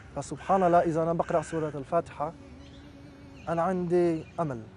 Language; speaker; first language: Arabic; non-native, learner; French